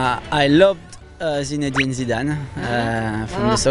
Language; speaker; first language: English; non-native, fluent; French